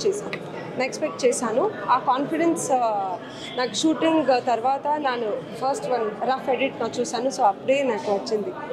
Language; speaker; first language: Telugu; non-native, learner; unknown